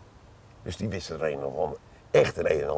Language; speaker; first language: Dutch; native; Dutch